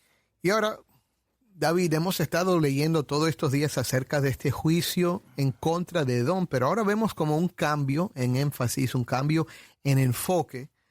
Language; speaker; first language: Spanish; native; Spanish